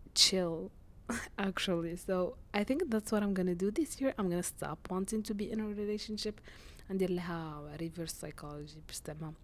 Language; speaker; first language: Arabic; native; Arabic